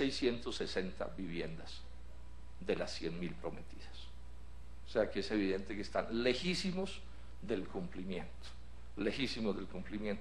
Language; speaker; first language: Spanish; native; Spanish